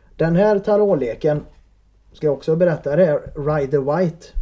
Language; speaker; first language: Swedish; native; Swedish